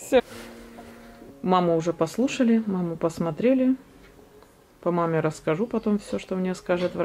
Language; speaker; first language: Russian; native; Russian